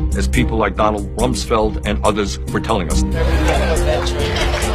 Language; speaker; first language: English; native; English